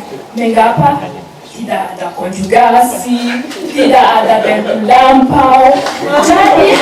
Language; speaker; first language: Indonesian; non-native, learner; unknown